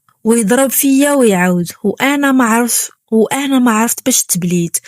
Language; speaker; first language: Arabic; native; Arabic